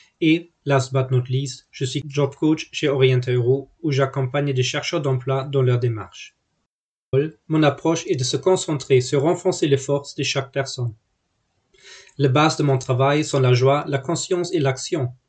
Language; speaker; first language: French; non-native, fluent; German